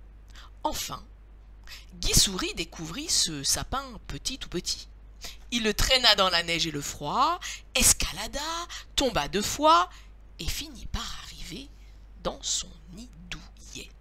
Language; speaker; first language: French; native; French